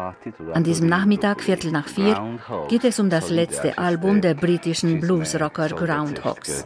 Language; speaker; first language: German; native; German